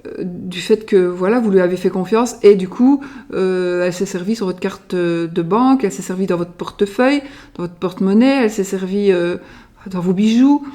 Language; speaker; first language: French; native; French